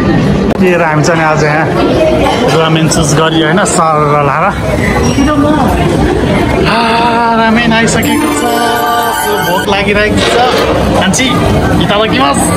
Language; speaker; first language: Nepali; native; Nepali